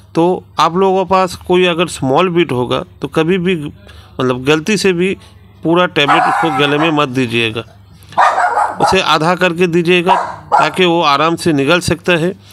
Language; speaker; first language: Hindi; non-native, local second language; Bangla